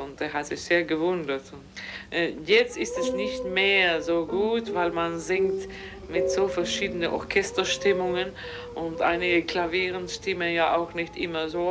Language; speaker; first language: German; non-native, fluent; Swedish